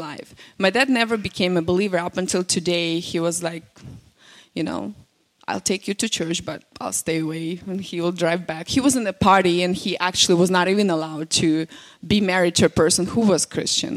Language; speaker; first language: English; non-native, fluent; Russian